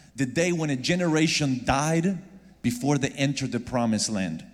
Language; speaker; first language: English; non-native, fluent; Spanish